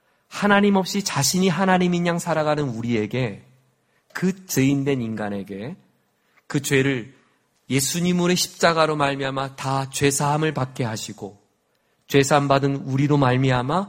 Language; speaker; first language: Korean; native; Korean